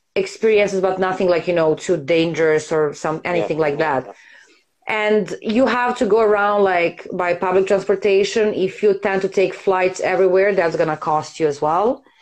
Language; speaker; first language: English; non-native, fluent; Serbian